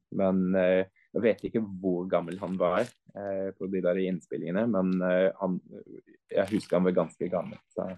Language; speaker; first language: Norwegian; non-native, fluent; English